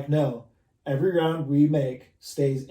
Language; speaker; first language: English; native; English